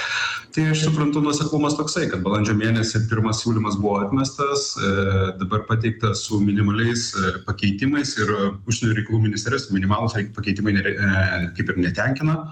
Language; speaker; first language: Lithuanian; native; Lithuanian